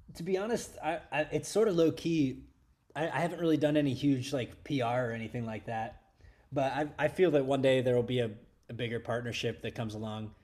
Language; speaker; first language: English; native; English